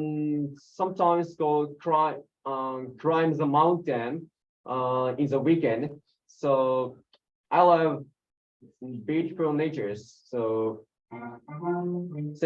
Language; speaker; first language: English; non-native, learner; Japanese